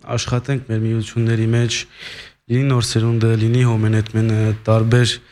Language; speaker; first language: Armenian; early bilingual, heritage; Armenian